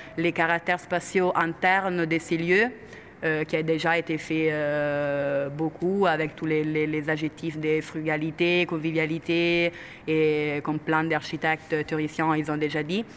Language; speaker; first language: French; non-native, fluent; Italian